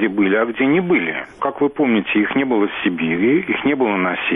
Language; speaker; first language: Russian; native; Russian